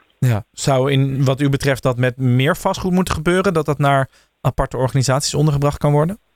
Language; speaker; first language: Dutch; native; Dutch